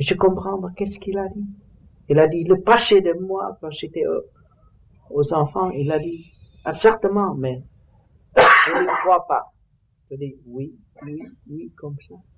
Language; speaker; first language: French; non-native, learner; Vietnamese